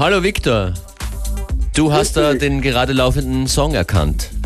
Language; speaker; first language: German; native; German